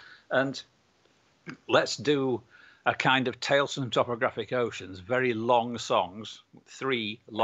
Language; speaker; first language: English; native; English